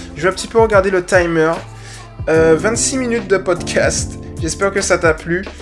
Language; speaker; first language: French; native; French